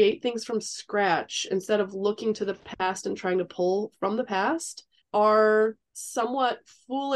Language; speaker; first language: English; native; English